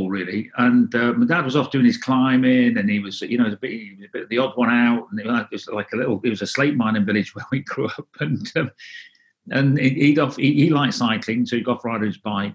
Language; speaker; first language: English; non-native, local second language; Welsh